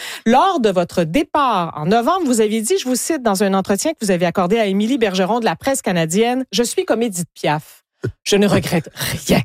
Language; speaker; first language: French; native; French